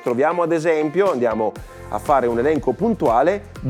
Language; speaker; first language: Italian; native; Italian